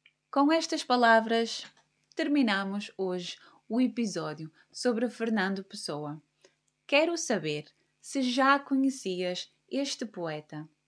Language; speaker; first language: Portuguese; native; Portuguese